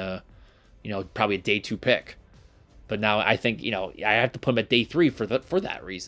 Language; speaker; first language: English; native; English